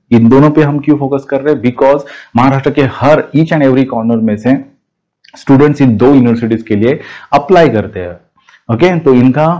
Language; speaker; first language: Hindi; non-native, local second language; Marathi